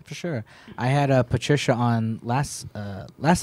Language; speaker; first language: English; native; English